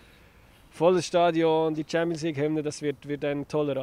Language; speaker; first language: German; native; German